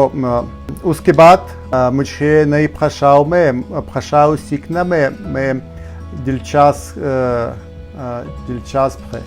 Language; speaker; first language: Hindi; non-native, learner; Russian